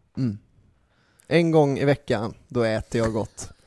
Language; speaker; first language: Swedish; native; Swedish